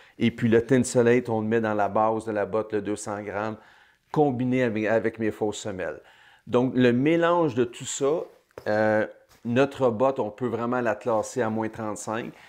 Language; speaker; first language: French; native; French